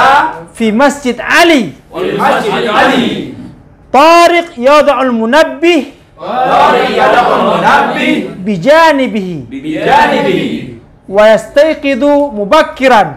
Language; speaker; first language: Arabic; non-native, fluent; Indonesian